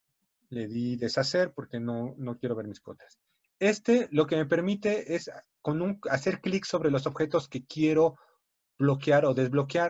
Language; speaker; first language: Spanish; native; Spanish